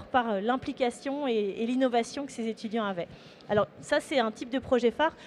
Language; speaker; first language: French; native; French